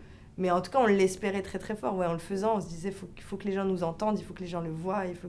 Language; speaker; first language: French; early bilingual, other home language; Arabic